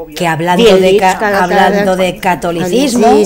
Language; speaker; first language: Spanish; native; Spanish